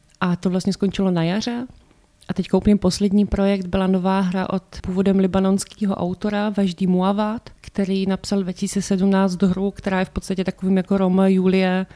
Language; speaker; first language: Czech; native; Czech